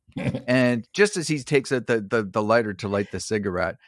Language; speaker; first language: English; native; English